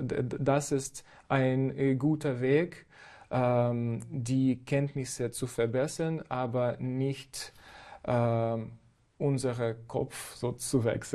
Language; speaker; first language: German; non-native, fluent; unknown